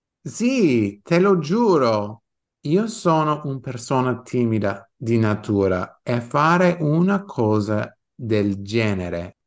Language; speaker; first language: Italian; non-native, learner; English